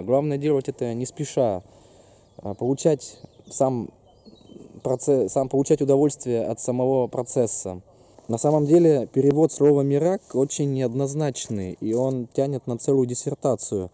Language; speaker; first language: Russian; native; Russian